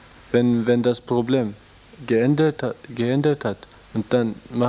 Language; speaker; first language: German; non-native, learner; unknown